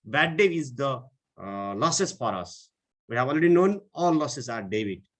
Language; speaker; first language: English; non-native, local second language; Nepali